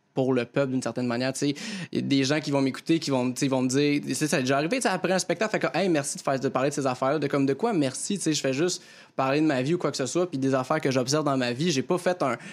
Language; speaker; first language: French; native; French